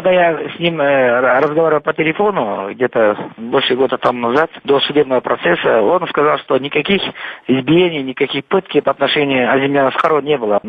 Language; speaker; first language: Russian; non-native, local second language; Kyrgyz